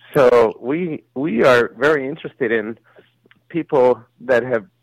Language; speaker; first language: English; early bilingual, other home language; Spanish